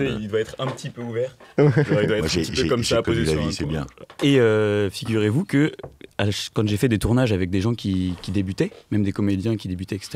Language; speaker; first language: French; native; French